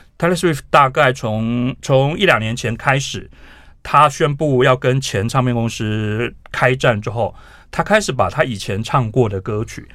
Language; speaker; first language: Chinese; native; Chinese